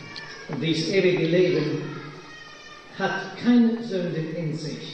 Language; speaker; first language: German; non-native, fluent; Polish